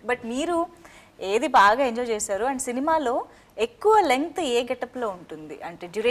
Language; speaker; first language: Telugu; native; Telugu